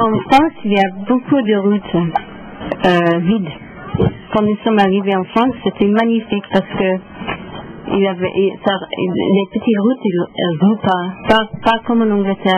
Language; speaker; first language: French; non-native, learner; English